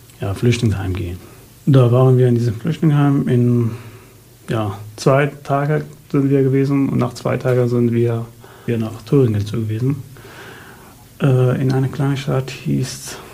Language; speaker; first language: German; non-native, fluent; Arabic